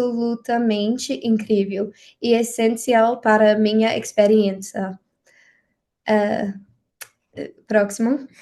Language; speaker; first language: Portuguese; non-native, learner; English